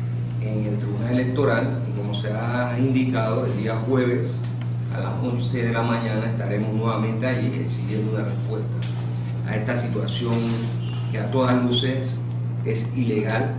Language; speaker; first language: Spanish; native; Spanish